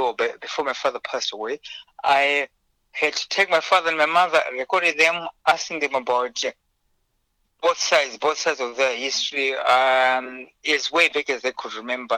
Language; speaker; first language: English; non-native, local second language; Shona